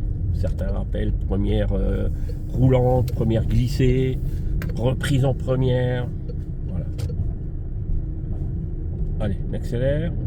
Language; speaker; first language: French; native; French